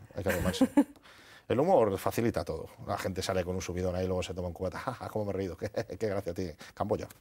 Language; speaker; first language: Spanish; native; Spanish